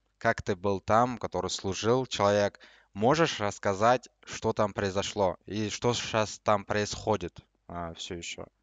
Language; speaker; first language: Russian; non-native, local second language; Uzbek